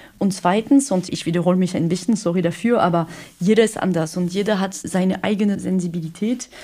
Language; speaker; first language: German; non-native, fluent; French